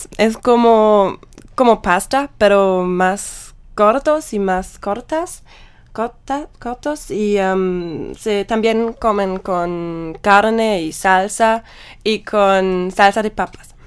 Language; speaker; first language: Spanish; non-native, learner; German